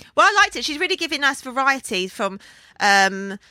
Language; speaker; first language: English; native; English